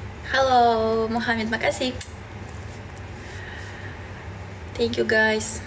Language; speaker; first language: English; non-native, learner; Belarusian